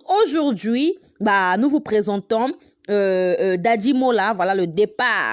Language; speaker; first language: French; non-native, local second language; Lingala